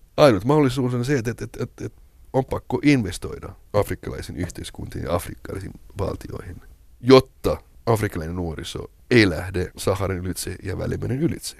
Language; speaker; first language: Finnish; non-native, local second language; Swedish